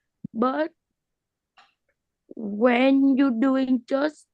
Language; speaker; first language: English; non-native, learner; Vietnamese